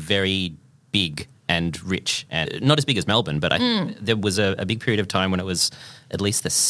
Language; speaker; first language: English; native; English